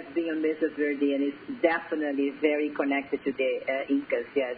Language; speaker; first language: English; non-native, fluent; Portuguese